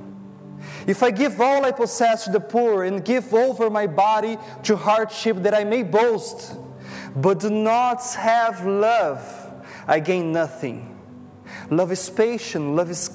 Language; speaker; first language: English; non-native, fluent; Portuguese